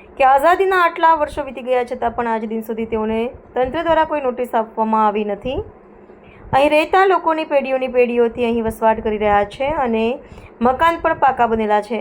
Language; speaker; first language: Gujarati; native; Gujarati